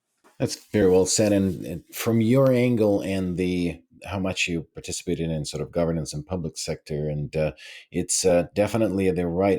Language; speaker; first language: English; non-native, fluent; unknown